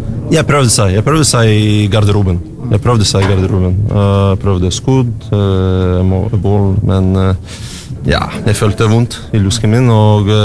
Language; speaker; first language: Norwegian; non-native, learner; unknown